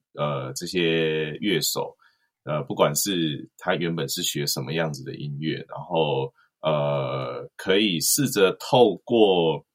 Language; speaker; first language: Chinese; native; Chinese